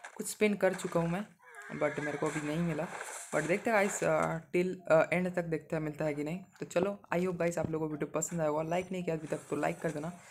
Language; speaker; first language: Hindi; non-native, local second language; Bangla